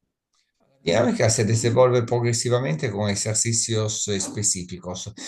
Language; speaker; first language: Spanish; non-native, learner; Italian